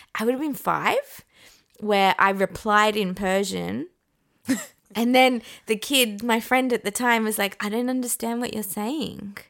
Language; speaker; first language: English; non-native, fluent; Persian